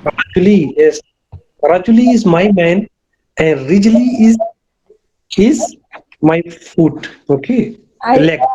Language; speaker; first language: English; non-native, local second language; Urdu